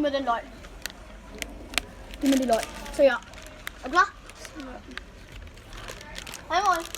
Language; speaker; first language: Danish; native; Danish